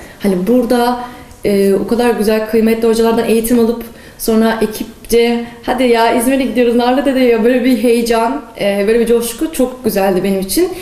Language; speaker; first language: Turkish; early bilingual, heritage; Turkish